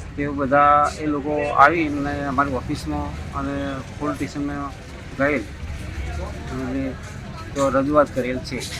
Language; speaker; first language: Gujarati; native; Gujarati